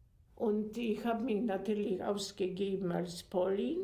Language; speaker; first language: German; non-native, fluent; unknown